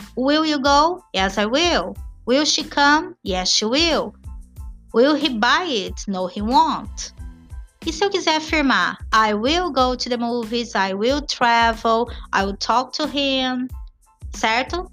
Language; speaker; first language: English; non-native, fluent; Portuguese